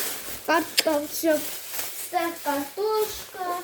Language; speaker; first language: Russian; early bilingual, other home language; Armenian